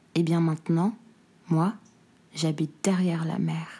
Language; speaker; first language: French; non-native, local second language; Arabic